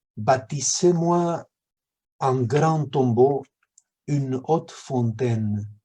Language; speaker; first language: French; non-native, fluent; Spanish